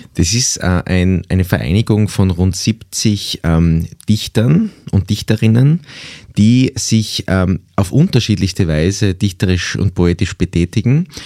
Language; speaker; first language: German; native; German